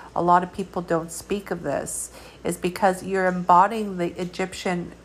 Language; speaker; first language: English; early bilingual, other home language; Georgian